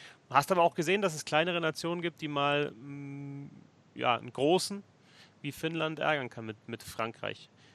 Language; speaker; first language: German; native; German